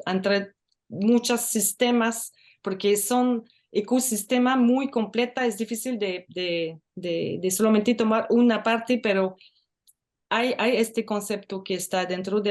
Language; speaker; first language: Spanish; non-native, learner; French